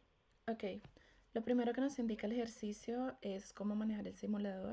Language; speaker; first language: Spanish; native; Spanish